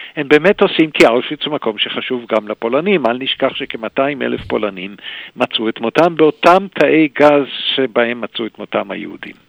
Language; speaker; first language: Hebrew; native; Hebrew